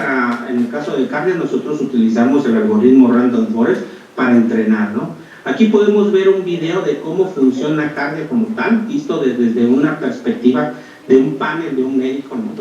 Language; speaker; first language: Spanish; native; Spanish